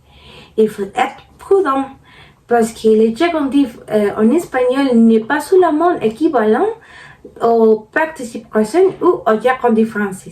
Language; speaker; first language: French; non-native, learner; Spanish